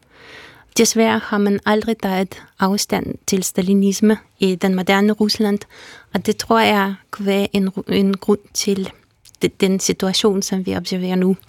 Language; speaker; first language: Danish; non-native, fluent; Russian